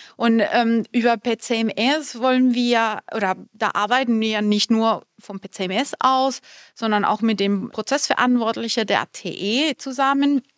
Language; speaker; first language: German; non-native, fluent; Spanish